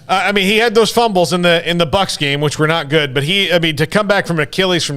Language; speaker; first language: English; native; English